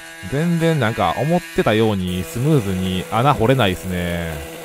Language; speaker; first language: Japanese; native; Japanese